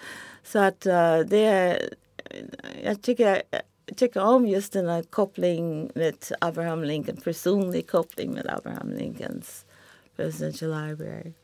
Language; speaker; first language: Swedish; non-native, fluent; English